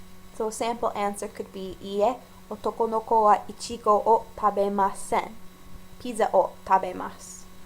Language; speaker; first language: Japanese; non-native, fluent; English